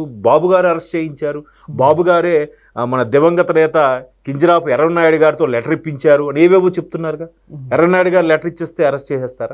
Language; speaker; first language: Telugu; native; Telugu